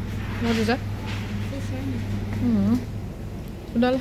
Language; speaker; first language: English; non-native, learner; Indonesian